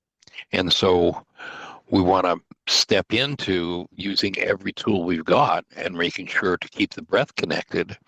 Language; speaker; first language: English; native; English